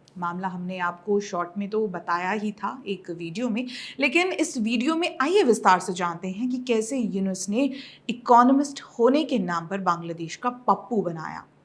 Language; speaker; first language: Hindi; native; Hindi